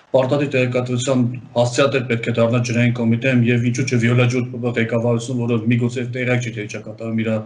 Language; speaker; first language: Armenian; native; Armenian